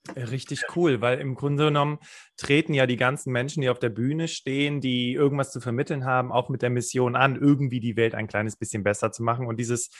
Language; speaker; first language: German; native; German